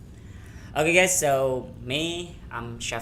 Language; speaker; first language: English; non-native, fluent; Indonesian